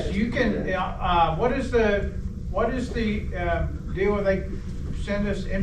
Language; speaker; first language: English; native; English